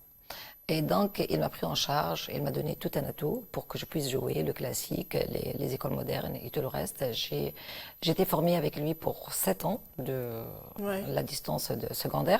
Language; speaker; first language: French; non-native, local second language; Arabic